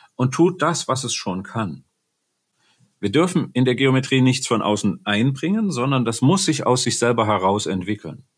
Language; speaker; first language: German; native; German